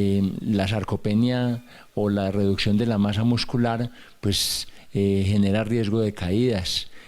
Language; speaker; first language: Spanish; native; Spanish